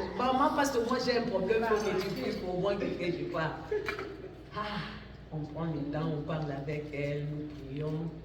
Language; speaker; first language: French; non-native, local second language; Lingala